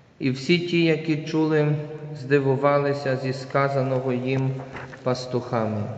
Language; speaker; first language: Ukrainian; native; Ukrainian